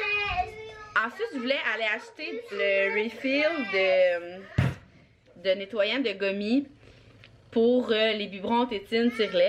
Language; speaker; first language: French; native; French